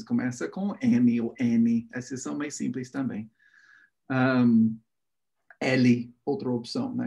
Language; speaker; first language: Portuguese; non-native, fluent; English